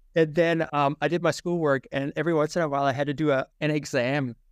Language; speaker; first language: English; non-native, fluent; German